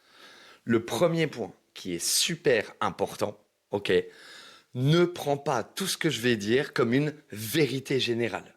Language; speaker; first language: French; native; French